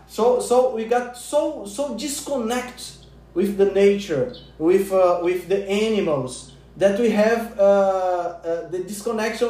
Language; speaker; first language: English; non-native, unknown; Portuguese